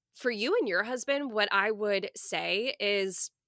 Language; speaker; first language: English; native; English